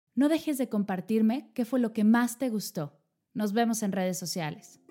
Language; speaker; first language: Spanish; native; Spanish